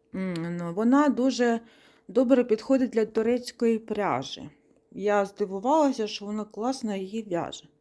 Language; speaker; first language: Ukrainian; non-native, local second language; Russian